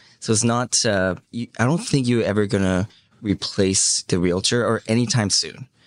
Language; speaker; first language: English; early bilingual, other home language; Cantonese